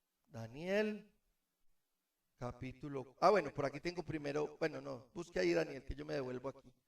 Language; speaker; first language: Spanish; native; Spanish